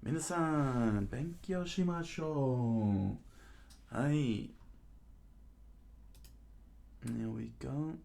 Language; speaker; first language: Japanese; non-native, learner; English